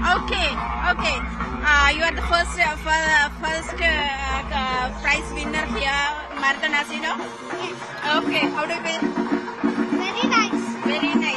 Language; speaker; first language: English; non-native, local second language; Malayalam